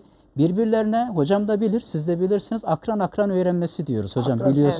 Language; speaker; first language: Turkish; native; Turkish